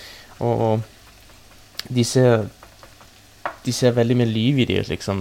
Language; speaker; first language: Norwegian; early bilingual, other home language; Persian